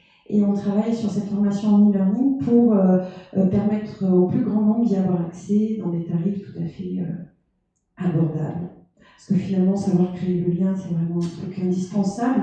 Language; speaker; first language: French; native; French